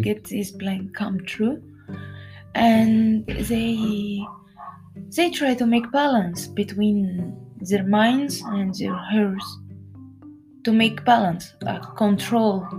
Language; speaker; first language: English; non-native, learner; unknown